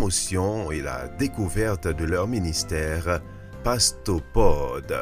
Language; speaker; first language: French; native; French